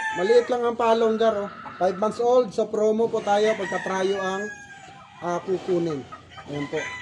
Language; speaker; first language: Filipino; native; Filipino